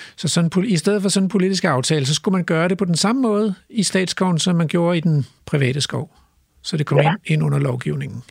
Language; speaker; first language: Danish; native; Danish